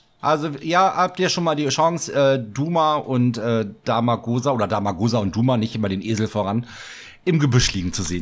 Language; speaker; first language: German; native; German